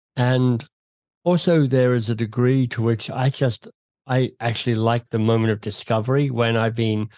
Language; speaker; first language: English; native; English